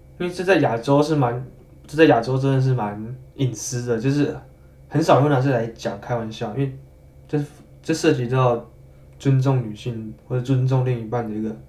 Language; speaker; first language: Chinese; native; Chinese